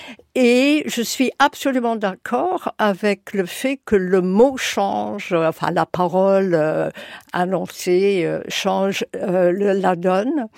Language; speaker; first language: French; non-native, fluent; English